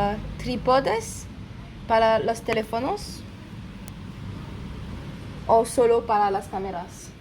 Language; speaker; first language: Spanish; non-native, learner; English